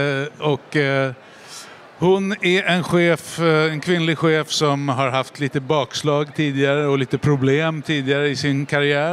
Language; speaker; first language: Swedish; native; Swedish